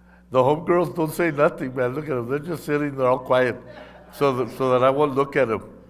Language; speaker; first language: English; early bilingual, other home language; Spanish